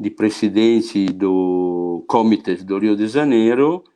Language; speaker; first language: Portuguese; non-native, fluent; Italian